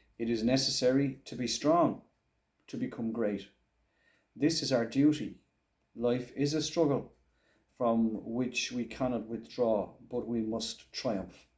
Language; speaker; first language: English; native; English